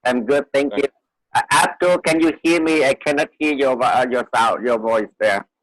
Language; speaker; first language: English; non-native, fluent; Vietnamese